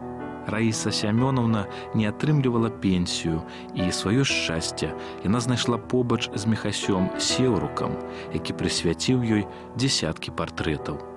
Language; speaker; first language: Belarusian; native; Belarusian